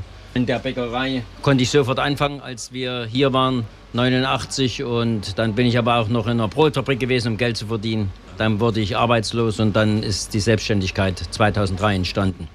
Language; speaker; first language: German; native; German